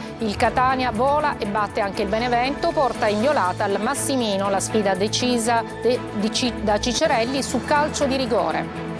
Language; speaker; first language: Italian; native; Italian